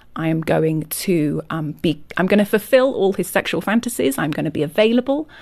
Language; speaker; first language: English; native; English